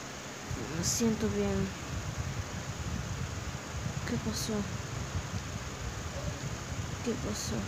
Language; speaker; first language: Spanish; early bilingual, heritage; English